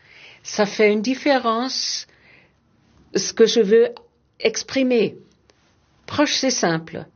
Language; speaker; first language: French; non-native, fluent; German